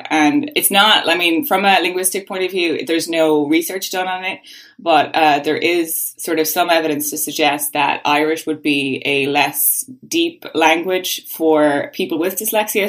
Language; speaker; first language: English; native; English